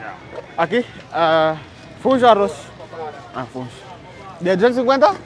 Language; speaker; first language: Portuguese; non-native, learner; Vietnamese